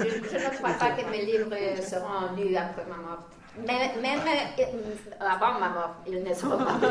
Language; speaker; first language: French; non-native, fluent; Spanish